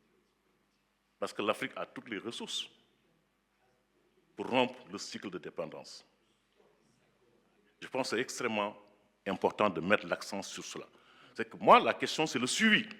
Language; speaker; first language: French; non-native, local second language; Wolof